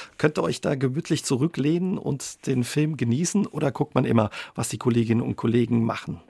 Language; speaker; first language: German; native; German